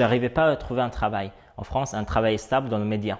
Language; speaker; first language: French; non-native, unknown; Persian